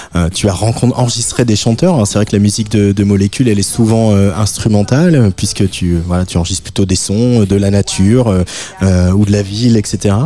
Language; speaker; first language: French; native; French